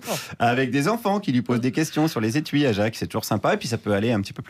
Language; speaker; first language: French; native; French